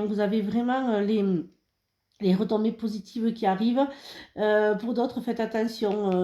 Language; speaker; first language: French; native; French